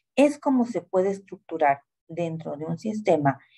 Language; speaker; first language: Spanish; native; Spanish